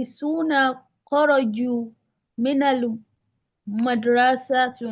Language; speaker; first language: Arabic; non-native, learner; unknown